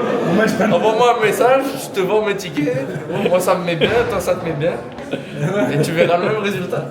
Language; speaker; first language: French; native; French